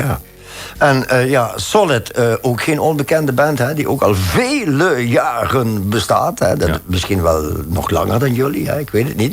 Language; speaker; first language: Dutch; native; Dutch